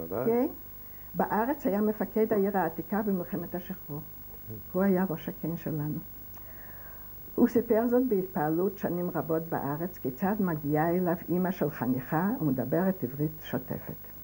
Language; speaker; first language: Hebrew; non-native, fluent; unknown